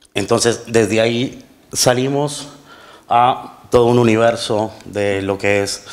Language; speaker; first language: Spanish; native; Spanish